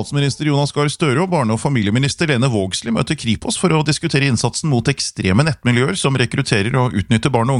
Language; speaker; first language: Norwegian; native; Norwegian